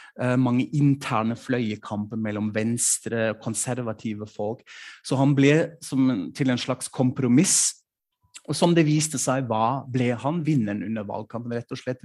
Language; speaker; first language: Norwegian; non-native, fluent; German